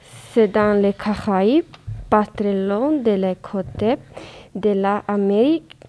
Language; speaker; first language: French; non-native, learner; Spanish